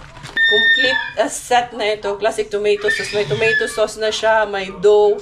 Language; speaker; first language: Filipino; non-native, local second language; Cebuano